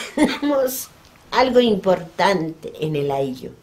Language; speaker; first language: Spanish; non-native, local second language; Quechua